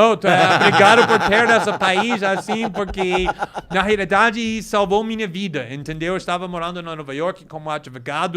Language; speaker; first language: Portuguese; non-native, fluent; English